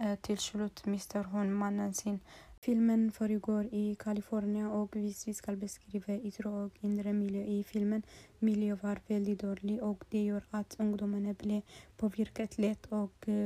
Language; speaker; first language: Swedish; non-native, learner; Norwegian